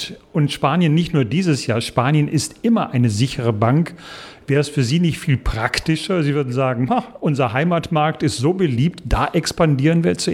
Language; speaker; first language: German; native; German